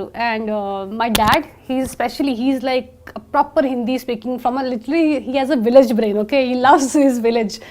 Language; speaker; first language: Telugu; non-native, local second language; Hindi